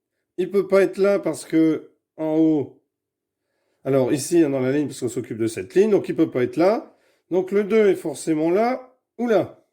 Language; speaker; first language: French; native; French